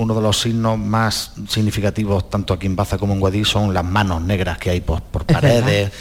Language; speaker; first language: Spanish; native; Spanish